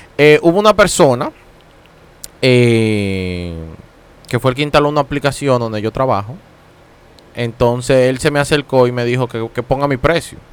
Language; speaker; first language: Spanish; native; Spanish